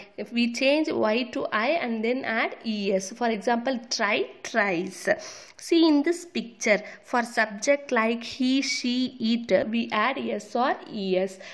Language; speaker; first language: English; non-native, local second language; Tamil